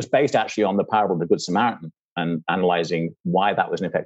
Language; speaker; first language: English; native; English